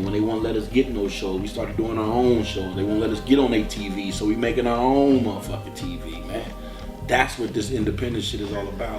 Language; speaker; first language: English; native; English